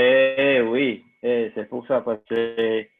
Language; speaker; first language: French; non-native, fluent; Spanish